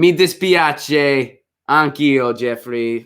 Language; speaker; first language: Italian; non-native, learner; English